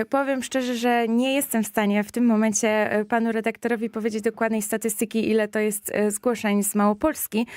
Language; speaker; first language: Polish; native; Polish